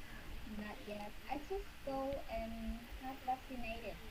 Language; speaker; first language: English; non-native, learner; Vietnamese